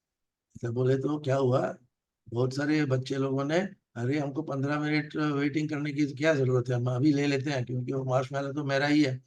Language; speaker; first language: Hindi; non-native, local second language; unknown